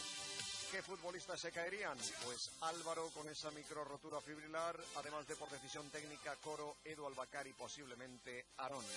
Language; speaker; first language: Spanish; native; Spanish